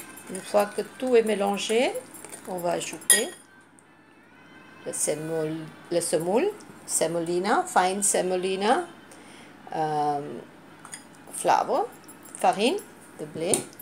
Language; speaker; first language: French; non-native, fluent; Hindi